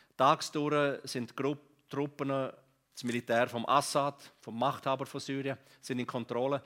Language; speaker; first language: German; non-native, local second language; Romansh